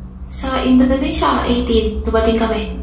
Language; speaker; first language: Filipino; non-native, learner; Chinese